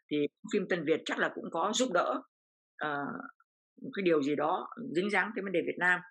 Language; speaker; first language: Vietnamese; native; Vietnamese